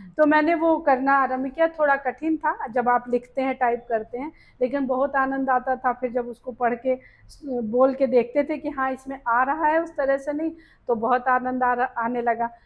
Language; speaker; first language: Hindi; native; Hindi